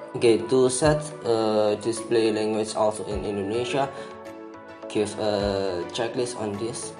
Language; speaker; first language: English; non-native, learner; Indonesian